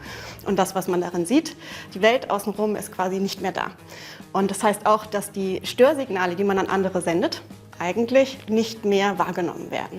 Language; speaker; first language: German; native; German